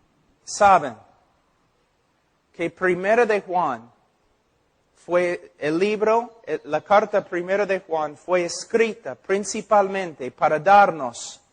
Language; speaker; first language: Spanish; non-native, fluent; English